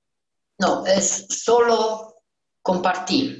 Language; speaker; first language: Spanish; non-native, learner; Romanian